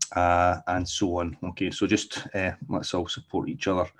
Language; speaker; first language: English; native; English